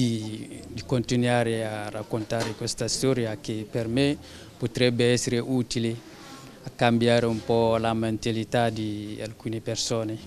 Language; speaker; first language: Italian; non-native, learner; French